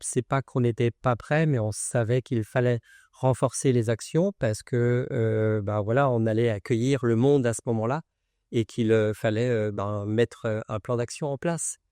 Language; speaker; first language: French; native; French